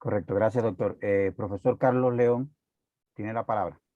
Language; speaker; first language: Spanish; native; Spanish